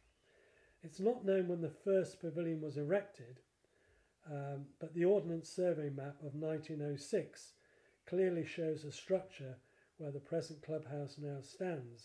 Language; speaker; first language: English; native; English